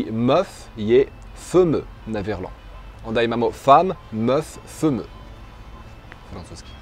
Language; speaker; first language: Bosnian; non-native, learner; French